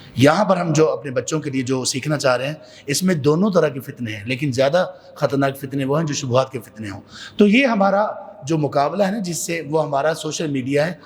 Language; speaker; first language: Urdu; non-native, local second language; Punjabi